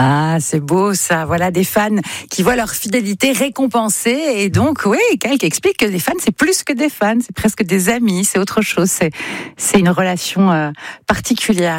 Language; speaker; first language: French; native; French